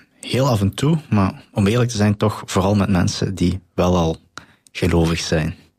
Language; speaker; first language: Dutch; native; Dutch